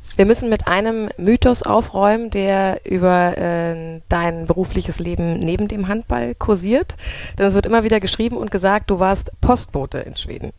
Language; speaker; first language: German; native; German